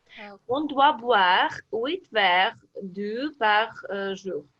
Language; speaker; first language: French; non-native, learner; Russian